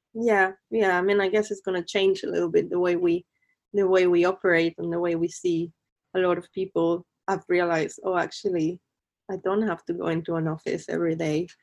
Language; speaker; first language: English; non-native, fluent; Spanish